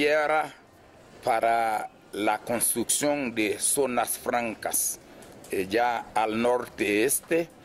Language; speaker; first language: Spanish; non-native, fluent; Haitian Creole